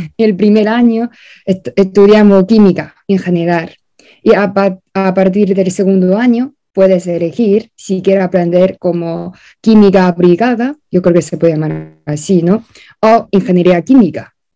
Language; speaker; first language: Spanish; non-native, fluent; Chinese